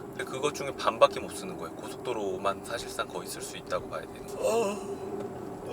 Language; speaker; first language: Korean; native; Korean